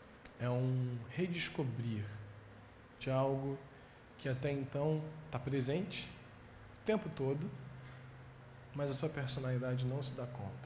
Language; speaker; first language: Portuguese; native; Portuguese